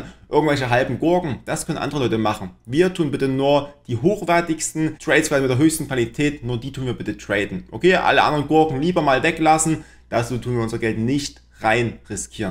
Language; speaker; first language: German; native; German